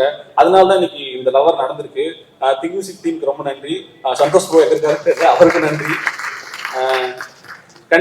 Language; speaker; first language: Tamil; native; Tamil